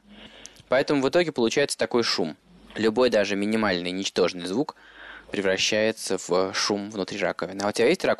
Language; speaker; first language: Russian; native; Russian